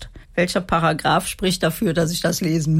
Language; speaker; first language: German; native; German